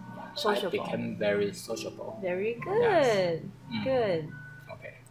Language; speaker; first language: English; non-native, learner; Chinese